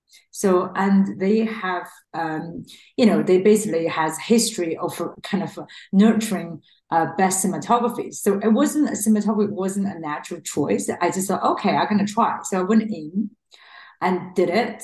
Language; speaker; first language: English; non-native, fluent; Chinese